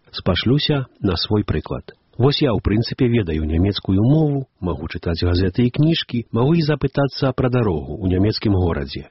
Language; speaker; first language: Belarusian; native; Belarusian